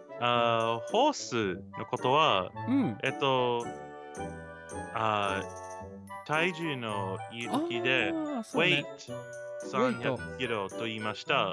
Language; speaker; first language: Japanese; non-native, learner; English